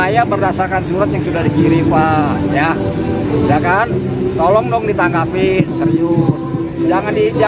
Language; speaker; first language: Indonesian; native; Indonesian